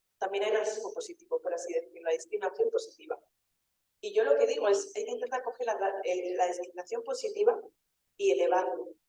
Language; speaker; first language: Spanish; early bilingual, other home language; Wolof